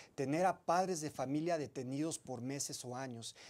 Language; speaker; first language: Spanish; early bilingual, heritage; Spanish